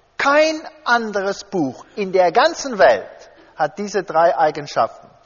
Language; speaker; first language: German; early bilingual, heritage; German